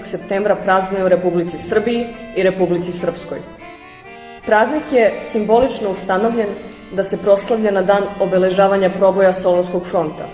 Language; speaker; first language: Serbian; native; Serbian